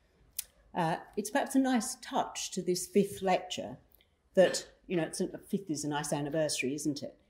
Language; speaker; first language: English; native; English